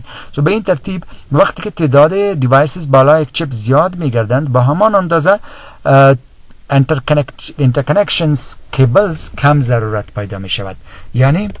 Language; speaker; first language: Persian; native; Persian